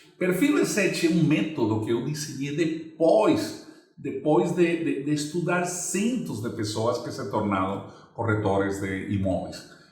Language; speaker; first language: Portuguese; non-native, fluent; Spanish